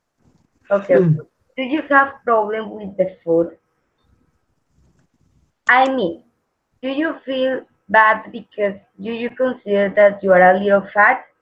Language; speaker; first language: English; non-native, learner; Spanish